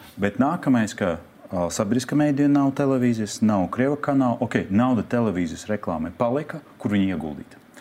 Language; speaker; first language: Latvian; non-native, local second language; Russian